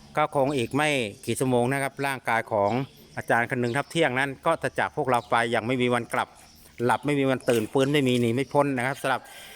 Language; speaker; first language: Thai; native; Thai